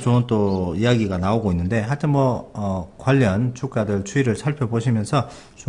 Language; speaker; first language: Korean; native; Korean